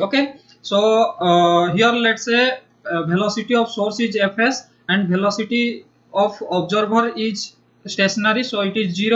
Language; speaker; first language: English; non-native, local second language; Hindi